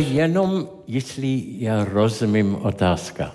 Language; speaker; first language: Czech; non-native, learner; English